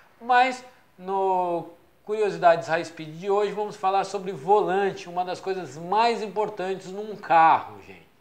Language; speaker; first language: Portuguese; native; Portuguese